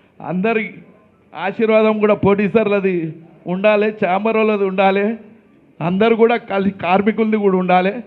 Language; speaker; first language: Telugu; native; Telugu